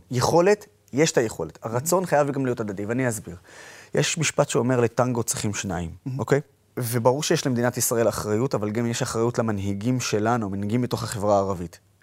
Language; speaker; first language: Hebrew; non-native, local second language; Arabic